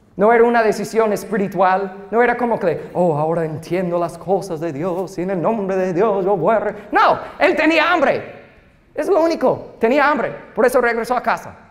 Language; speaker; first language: Spanish; non-native, fluent; English